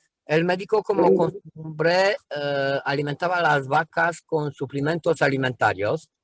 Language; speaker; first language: Spanish; non-native, fluent; Romanian